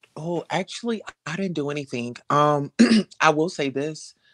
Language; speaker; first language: English; native; English